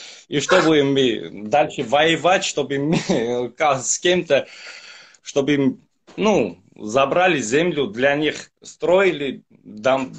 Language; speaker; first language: Russian; non-native, fluent; Armenian